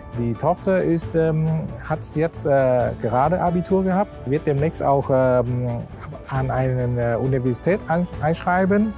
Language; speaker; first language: German; non-native, learner; Vietnamese